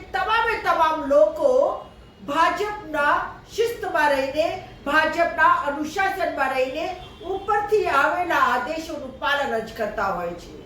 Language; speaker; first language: Gujarati; native; Gujarati